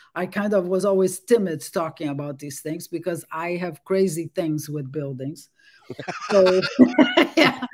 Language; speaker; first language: English; non-native, fluent; Portuguese